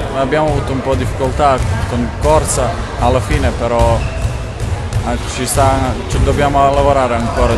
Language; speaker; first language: Italian; non-native, fluent; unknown